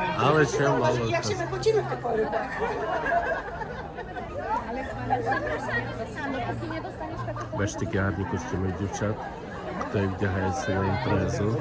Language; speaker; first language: Polish; non-native, learner; Ukrainian